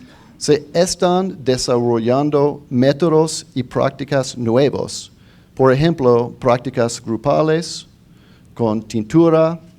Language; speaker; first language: Spanish; non-native, fluent; English